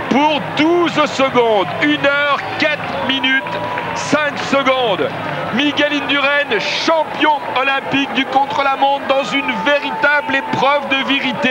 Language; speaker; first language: French; native; French